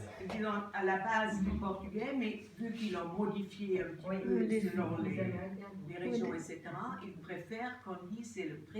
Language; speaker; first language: French; non-native, fluent; Portuguese